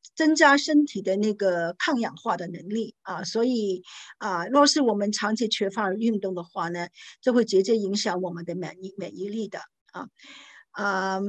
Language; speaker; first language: Chinese; non-native, local second language; Cantonese